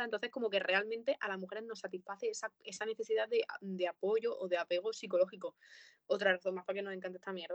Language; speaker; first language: Spanish; native; Spanish